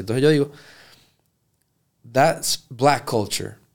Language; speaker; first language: English; early bilingual, other home language; Spanish